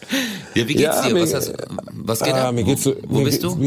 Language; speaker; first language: German; early bilingual, other home language; Turkish